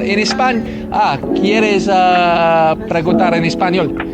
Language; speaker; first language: Spanish; non-native, learner; English